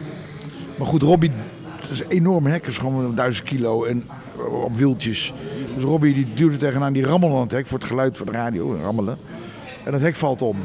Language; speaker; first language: Dutch; native; Dutch